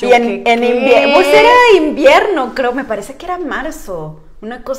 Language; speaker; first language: Spanish; native; Spanish